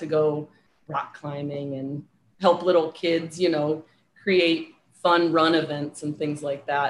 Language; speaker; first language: English; native; English